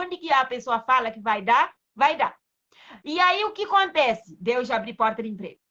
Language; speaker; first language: Portuguese; non-native, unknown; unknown